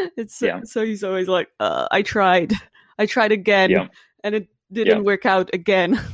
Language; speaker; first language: English; non-native, fluent; Czech